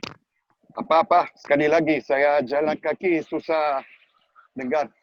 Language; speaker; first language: Indonesian; non-native, learner; Hebrew